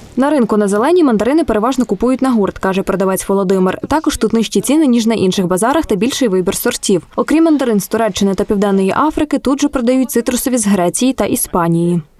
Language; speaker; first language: Ukrainian; native; Ukrainian